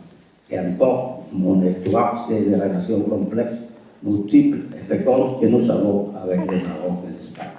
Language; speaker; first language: French; non-native, fluent; Spanish